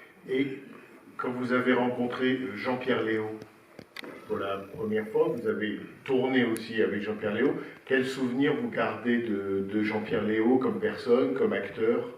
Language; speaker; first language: French; native; French